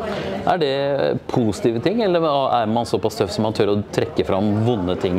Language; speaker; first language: Norwegian; native; Norwegian